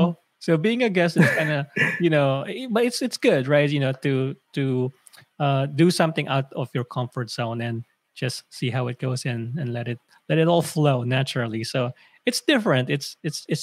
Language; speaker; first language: English; non-native, local second language; Filipino